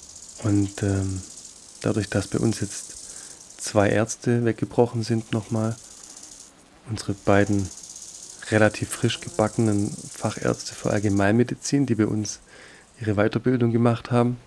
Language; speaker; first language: German; native; German